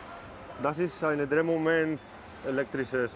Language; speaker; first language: German; non-native, fluent; Spanish